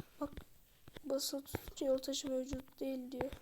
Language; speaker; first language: Turkish; native; Turkish